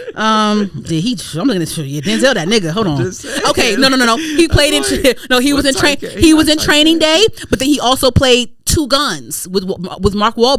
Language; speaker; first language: English; native; English